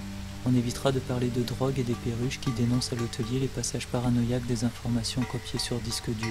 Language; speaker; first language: French; native; French